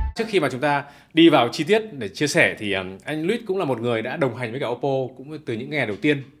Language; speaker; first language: Vietnamese; native; Vietnamese